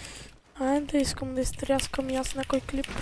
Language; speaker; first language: Bulgarian; native; Bulgarian